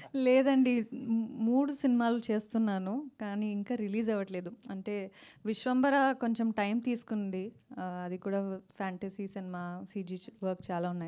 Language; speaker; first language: Telugu; non-native, local second language; Kannada